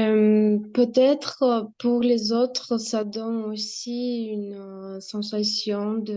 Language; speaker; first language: French; non-native, fluent; Russian